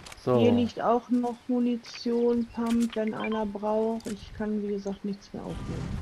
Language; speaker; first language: German; native; German